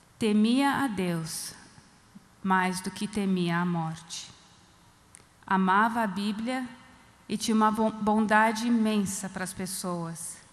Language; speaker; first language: Portuguese; non-native, fluent; English